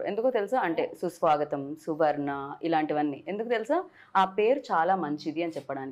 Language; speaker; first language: Telugu; native; Telugu